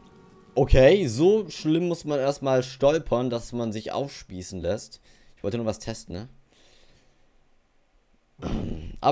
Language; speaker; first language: German; native; German